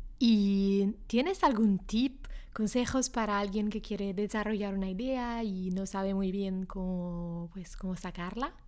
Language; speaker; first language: Spanish; non-native, fluent; Italian